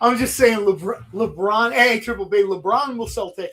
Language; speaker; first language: English; native; English